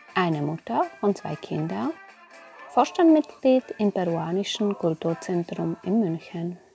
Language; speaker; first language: German; non-native, fluent; Slovak